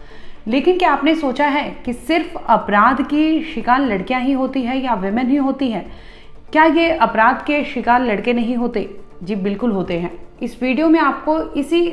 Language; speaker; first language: Hindi; native; Hindi